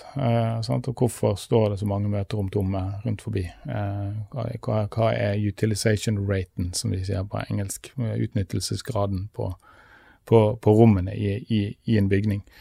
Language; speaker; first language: Norwegian; native; Norwegian